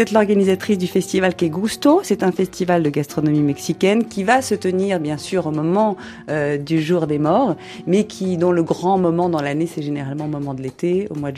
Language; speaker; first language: French; native; French